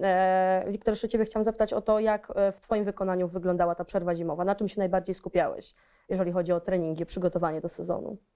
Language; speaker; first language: Polish; native; Polish